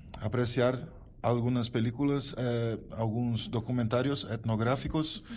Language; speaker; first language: Spanish; non-native, learner; Portuguese